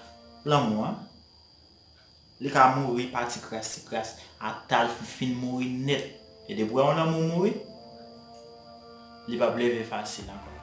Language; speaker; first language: French; non-native, learner; Haitian Creole